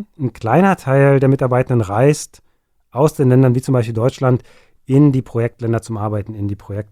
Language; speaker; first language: German; native; German